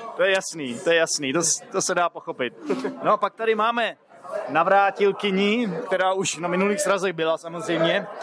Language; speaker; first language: Czech; native; Czech